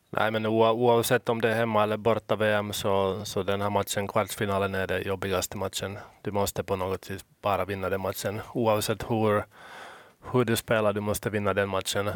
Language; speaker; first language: Swedish; non-native, local second language; Finnish